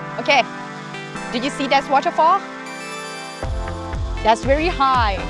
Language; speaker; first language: English; non-native, learner; Thai